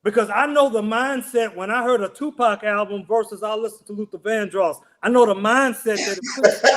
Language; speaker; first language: English; native; English